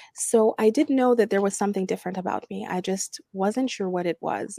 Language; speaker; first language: English; non-native, fluent; Arabic